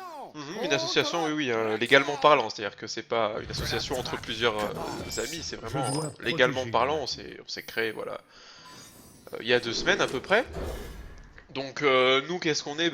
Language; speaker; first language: French; native; French